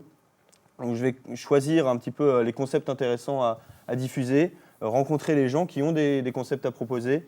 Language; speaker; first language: French; native; French